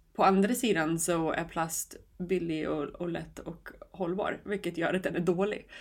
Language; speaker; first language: Swedish; non-native, fluent; English